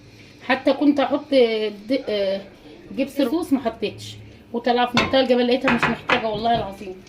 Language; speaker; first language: Arabic; native; Arabic